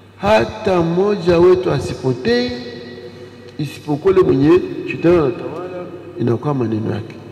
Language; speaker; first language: Swahili; native; Swahili